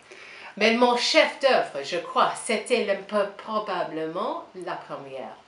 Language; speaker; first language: French; non-native, learner; English